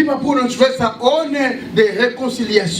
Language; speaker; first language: German; non-native, learner; French